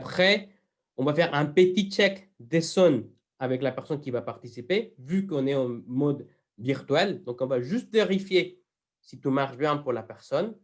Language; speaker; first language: French; non-native, fluent; Spanish